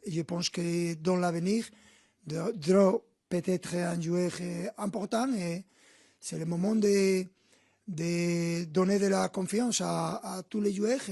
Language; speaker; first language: French; non-native, fluent; Spanish